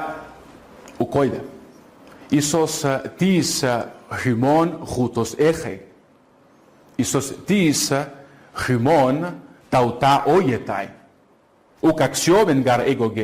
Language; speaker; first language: Greek; non-native, fluent; Portuguese